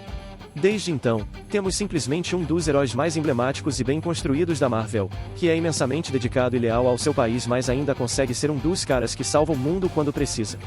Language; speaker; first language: Portuguese; native; Portuguese